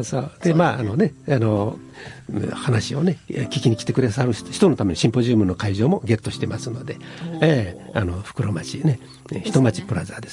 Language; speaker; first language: Japanese; native; Japanese